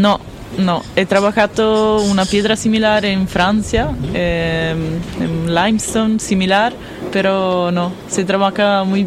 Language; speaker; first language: Spanish; non-native, learner; Italian